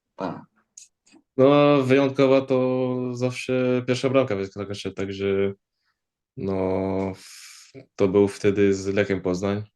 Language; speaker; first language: Polish; early bilingual, heritage; Polish